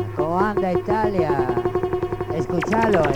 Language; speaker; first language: Spanish; non-native, learner; Italian